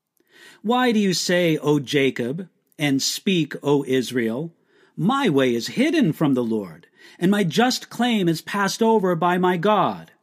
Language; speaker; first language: English; native; English